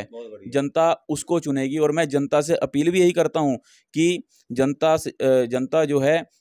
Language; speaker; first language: Hindi; native; Hindi